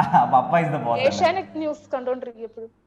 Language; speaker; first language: Malayalam; early bilingual, heritage; Malayalam